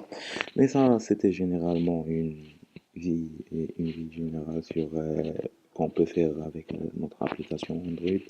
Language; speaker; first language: French; non-native, local second language; Arabic